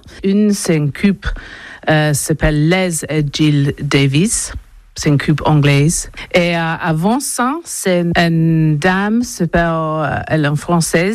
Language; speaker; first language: French; non-native, learner; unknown